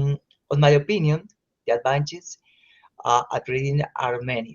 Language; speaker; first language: English; non-native, learner; Spanish